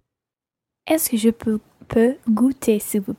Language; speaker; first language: French; non-native, learner; English